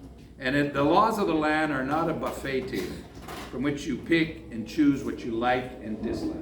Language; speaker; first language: English; non-native, local second language; French